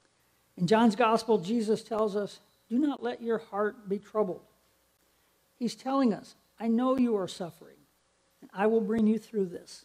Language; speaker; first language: English; native; English